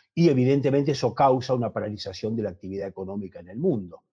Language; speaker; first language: Spanish; native; Spanish